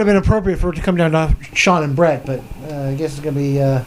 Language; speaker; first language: English; native; English